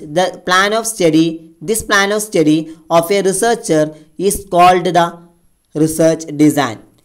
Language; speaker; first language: English; non-native, local second language; Malayalam